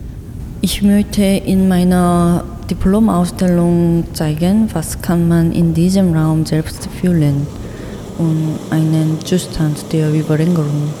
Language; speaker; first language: German; non-native, fluent; Korean